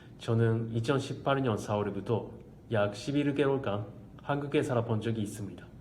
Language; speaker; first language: Korean; non-native, learner; Japanese